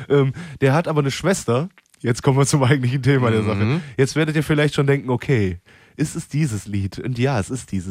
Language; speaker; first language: German; native; German